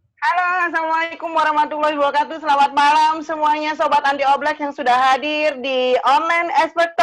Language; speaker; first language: Indonesian; native; Indonesian